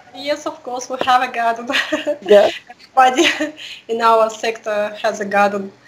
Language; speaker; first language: English; non-native, learner; Russian